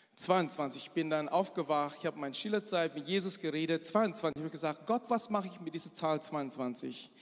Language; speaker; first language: German; non-native, fluent; Chinese